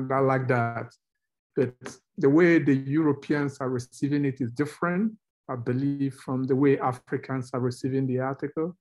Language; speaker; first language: English; non-native, local second language; Igbo